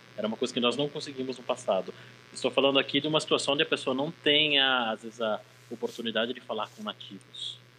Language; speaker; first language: Portuguese; native; Portuguese